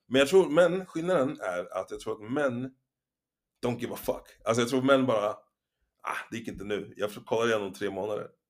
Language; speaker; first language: Swedish; native; Swedish